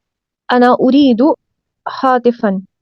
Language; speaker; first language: Arabic; non-native, learner; Urdu